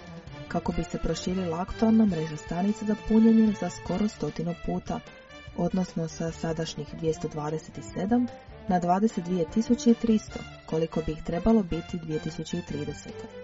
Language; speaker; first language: Croatian; native; Croatian